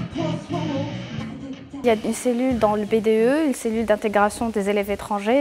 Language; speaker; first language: French; non-native, local second language; Arabic